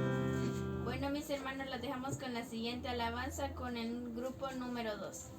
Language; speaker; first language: Spanish; native; Spanish